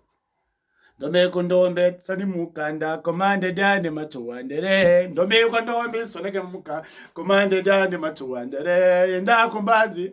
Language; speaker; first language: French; non-native, local second language; Kongo